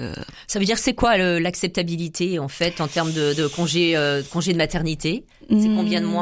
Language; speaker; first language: French; native; French